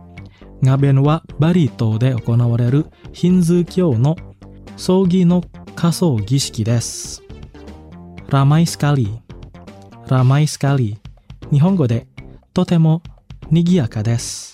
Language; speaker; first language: Japanese; non-native, fluent; Indonesian